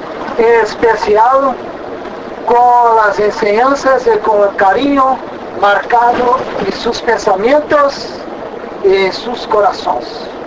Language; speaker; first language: Spanish; non-native, learner; Portuguese